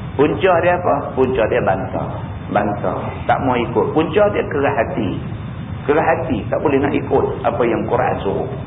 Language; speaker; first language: Malay; native; Malay